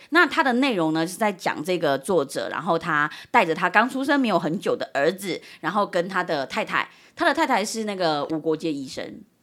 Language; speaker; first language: Chinese; early bilingual, heritage; Chinese